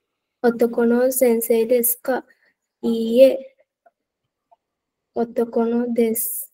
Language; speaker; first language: Japanese; non-native, learner; Sinhala